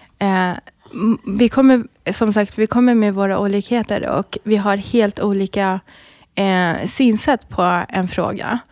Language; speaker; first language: Swedish; early bilingual, other home language; Arabic